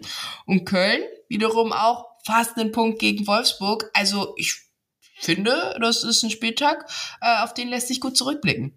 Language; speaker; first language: German; native; German